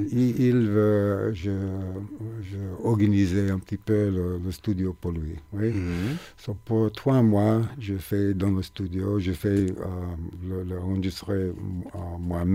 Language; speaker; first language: French; non-native, learner; English